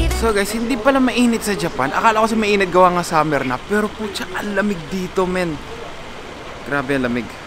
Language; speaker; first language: Filipino; native; Filipino